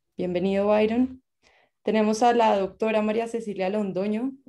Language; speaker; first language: Spanish; native; Spanish